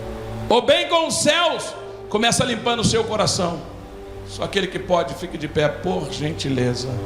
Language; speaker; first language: Portuguese; native; Portuguese